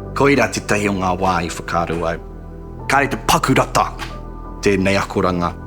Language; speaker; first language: Māori; non-native, local second language; English